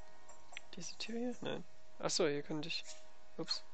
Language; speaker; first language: German; native; German